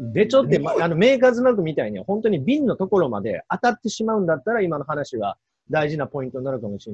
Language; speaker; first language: Japanese; native; Japanese